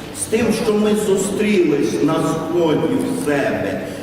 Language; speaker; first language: Ukrainian; native; Ukrainian